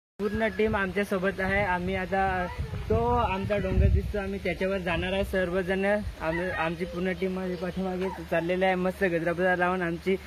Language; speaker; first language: Marathi; non-native, local second language; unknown